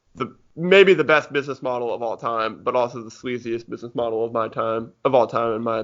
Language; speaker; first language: English; native; English